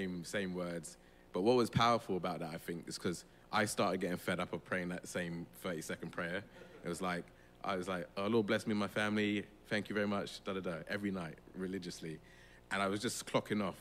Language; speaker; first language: English; native; English